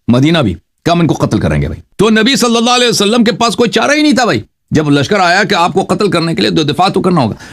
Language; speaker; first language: Urdu; non-native, fluent; Persian